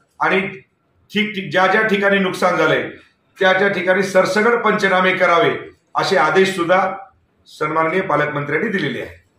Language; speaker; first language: Marathi; native; Marathi